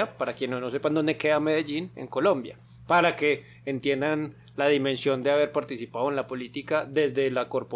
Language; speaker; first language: Spanish; native; Spanish